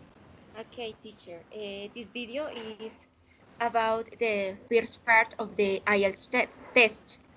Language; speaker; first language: English; non-native, learner; Spanish